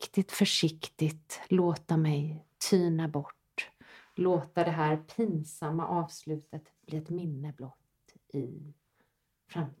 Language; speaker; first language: Swedish; native; Swedish